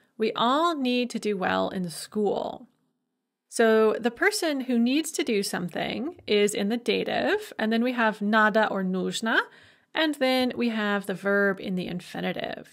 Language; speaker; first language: English; native; English